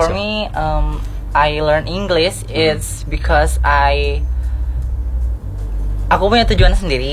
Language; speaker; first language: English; non-native, learner; Indonesian